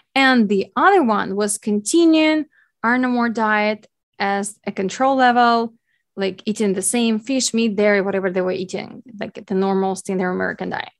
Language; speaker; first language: English; non-native, fluent; Ukrainian